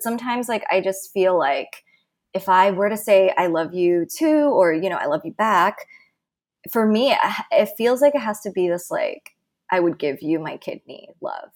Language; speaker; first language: English; non-native, local second language; Cantonese